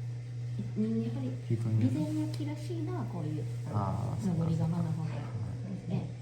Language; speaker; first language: Japanese; native; Japanese